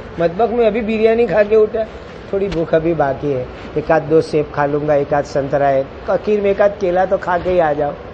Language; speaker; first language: Urdu; non-native, local second language; Gujarati